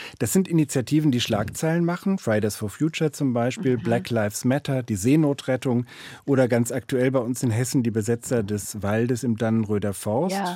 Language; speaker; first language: German; native; German